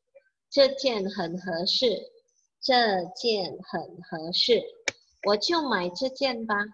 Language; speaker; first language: Chinese; non-native, fluent; Indonesian